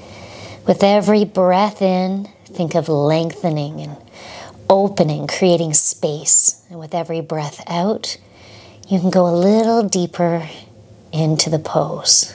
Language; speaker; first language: English; native; English